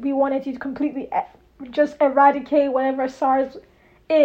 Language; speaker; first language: English; non-native, local second language; Yoruba